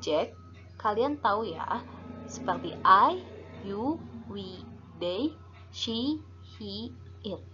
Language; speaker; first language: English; non-native, fluent; Indonesian